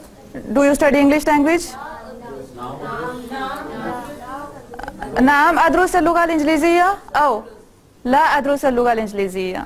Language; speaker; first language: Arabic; non-native, fluent; Urdu